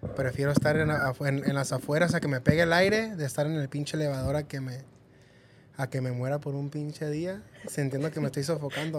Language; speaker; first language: Spanish; early bilingual, heritage; Spanish